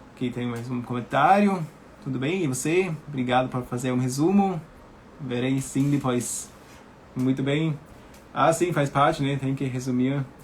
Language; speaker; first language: Portuguese; non-native, fluent; German